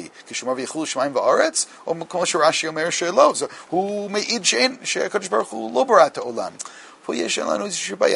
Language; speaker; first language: Hebrew; non-native, fluent; English